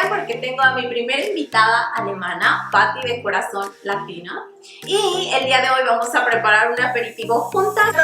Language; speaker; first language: Spanish; native; Spanish